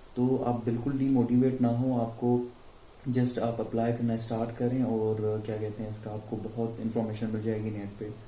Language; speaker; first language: Urdu; non-native, local second language; Sindhi